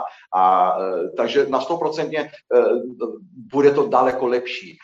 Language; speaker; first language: Czech; non-native, fluent; Portuguese